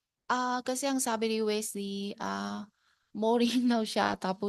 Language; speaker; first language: Filipino; non-native, learner; Chinese